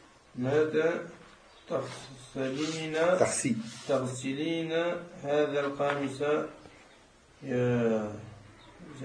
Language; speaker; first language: Arabic; non-native, learner; French